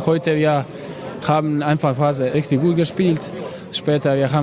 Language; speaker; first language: German; non-native, fluent; Croatian